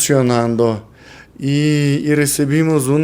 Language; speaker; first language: Spanish; non-native, learner; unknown